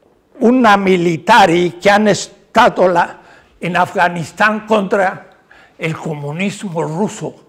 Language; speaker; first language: Italian; non-native, learner; Spanish